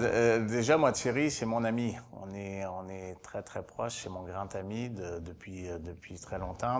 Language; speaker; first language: French; native; French